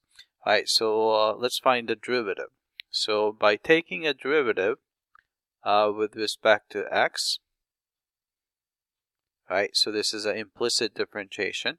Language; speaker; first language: English; non-native, fluent; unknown